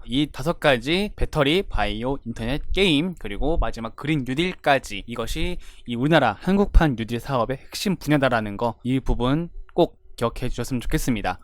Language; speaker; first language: Korean; native; Korean